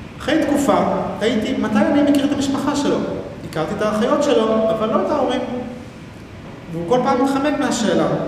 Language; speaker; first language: Hebrew; non-native, local second language; Arabic